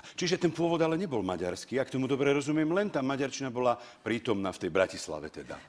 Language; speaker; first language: Slovak; native; Slovak